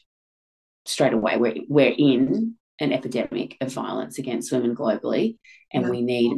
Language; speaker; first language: English; native; English